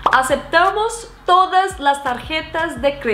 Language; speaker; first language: Spanish; non-native, fluent; Portuguese